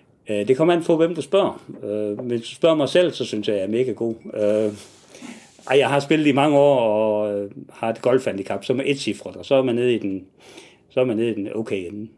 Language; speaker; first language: Danish; native; Danish